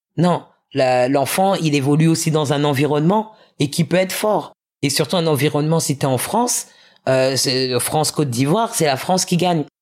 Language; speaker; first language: French; native; French